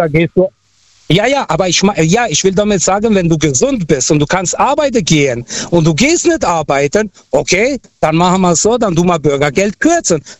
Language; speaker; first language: German; non-native, local second language; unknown